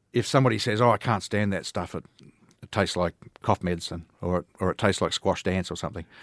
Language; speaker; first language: English; native; English